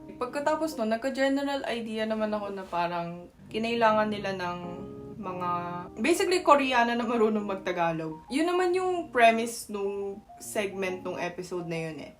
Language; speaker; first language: Filipino; non-native, fluent; Korean